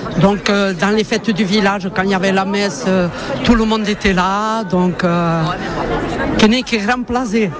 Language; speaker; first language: French; non-native, local second language; Occitan